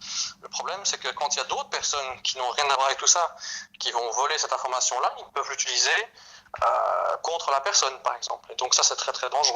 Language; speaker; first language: French; native; French